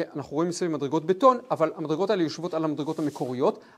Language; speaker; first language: Hebrew; native; Hebrew